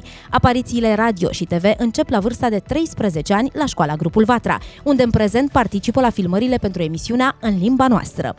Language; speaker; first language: Romanian; native; Romanian